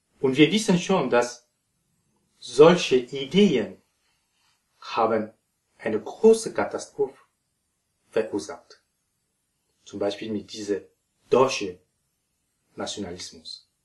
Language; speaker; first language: German; non-native, fluent; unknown